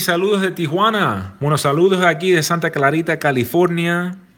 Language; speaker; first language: Spanish; early bilingual, heritage; Spanish